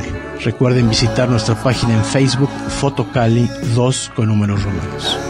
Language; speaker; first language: Spanish; native; Spanish